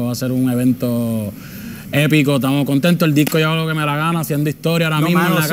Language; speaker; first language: Spanish; native; Spanish